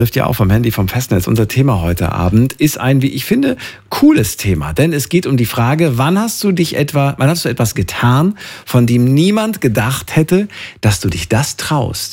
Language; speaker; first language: German; native; German